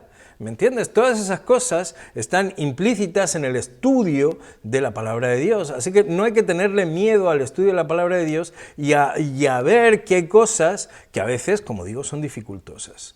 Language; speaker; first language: Spanish; native; Spanish